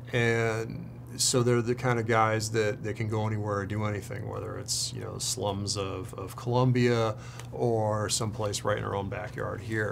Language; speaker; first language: English; native; English